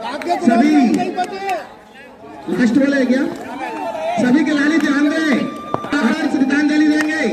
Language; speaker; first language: Hindi; native; Hindi